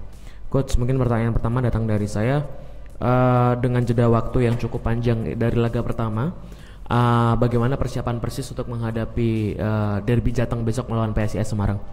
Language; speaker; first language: Indonesian; native; Indonesian